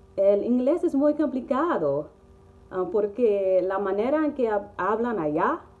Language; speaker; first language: Spanish; non-native, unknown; English